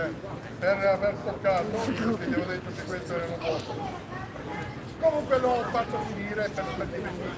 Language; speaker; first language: Italian; native; Italian